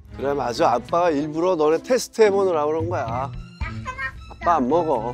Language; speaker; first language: Korean; native; Korean